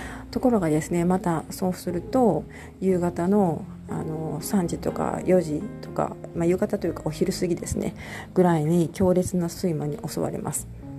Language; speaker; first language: Japanese; native; Japanese